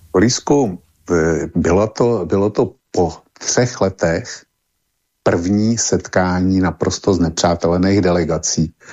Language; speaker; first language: Czech; native; Czech